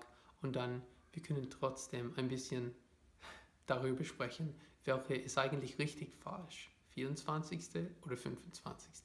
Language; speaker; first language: German; non-native, fluent; English